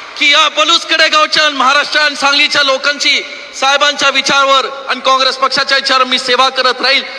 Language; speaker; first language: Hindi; non-native, local second language; Marathi